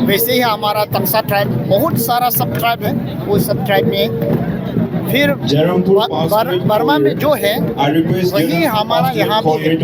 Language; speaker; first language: Hindi; non-native, local second language; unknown